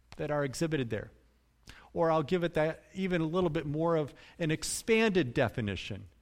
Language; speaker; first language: English; native; English